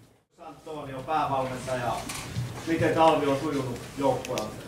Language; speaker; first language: Finnish; native; Finnish